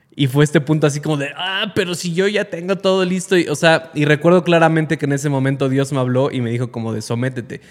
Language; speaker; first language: Spanish; native; Spanish